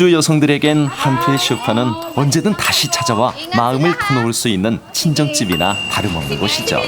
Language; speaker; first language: Korean; native; Korean